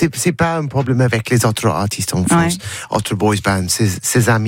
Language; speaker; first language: French; non-native, learner; English